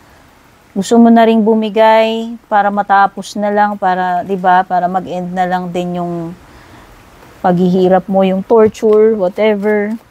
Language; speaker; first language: Filipino; native; Filipino